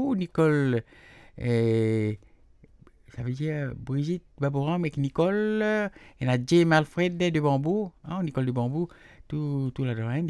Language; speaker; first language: French; non-native, local second language; Morisyen